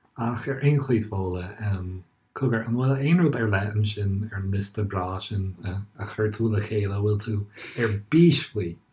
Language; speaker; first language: Irish; native; Irish